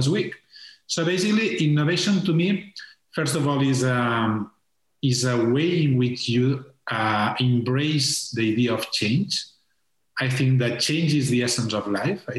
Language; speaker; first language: English; non-native, fluent; Spanish